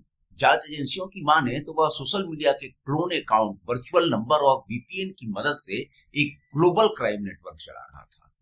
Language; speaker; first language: Hindi; native; Hindi